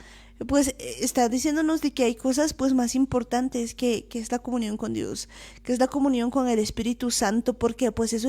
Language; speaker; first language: Spanish; native; Spanish